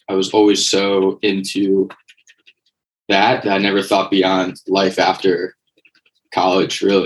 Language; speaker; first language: English; native; English